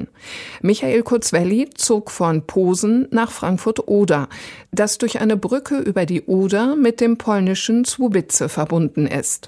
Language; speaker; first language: German; native; German